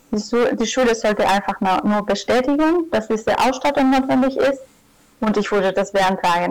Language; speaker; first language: German; non-native, fluent; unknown